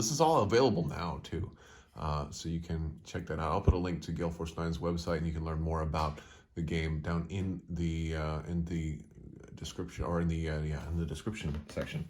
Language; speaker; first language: English; native; English